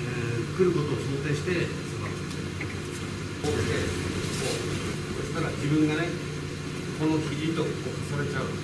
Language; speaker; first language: Japanese; native; Japanese